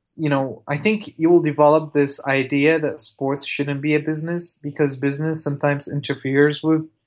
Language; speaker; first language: English; early bilingual, other home language; Arabic